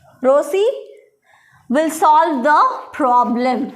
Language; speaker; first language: English; non-native, local second language; Tamil